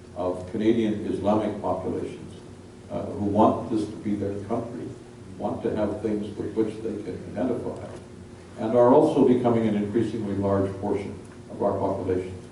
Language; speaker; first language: English; native; English